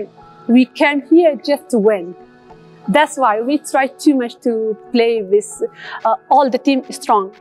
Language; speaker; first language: English; non-native, local second language; Persian